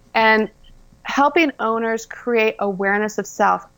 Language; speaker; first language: English; native; English